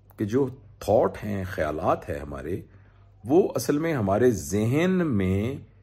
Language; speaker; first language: Urdu; non-native, local second language; Punjabi